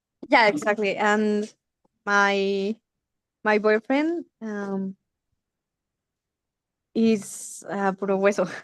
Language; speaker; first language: English; non-native, learner; Spanish